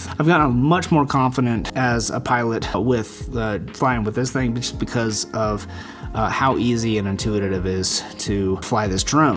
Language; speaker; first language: English; native; English